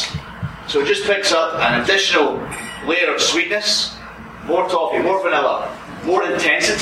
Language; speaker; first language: English; native; English